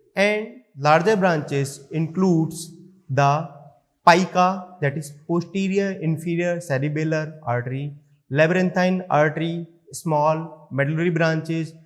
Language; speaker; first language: English; non-native, local second language; Hindi